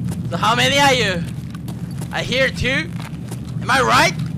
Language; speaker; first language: English; non-native, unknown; Korean